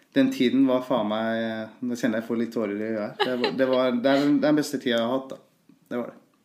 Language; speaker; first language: Norwegian; early bilingual, other home language; Persian